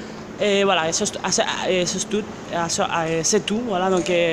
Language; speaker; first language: French; non-native, fluent; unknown